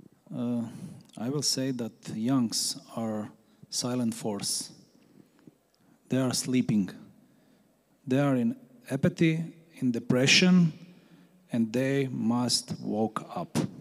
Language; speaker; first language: English; non-native, learner; Croatian